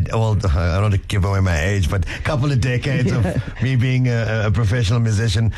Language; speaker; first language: English; native; English